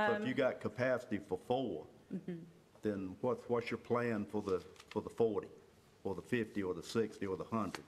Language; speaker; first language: English; native; English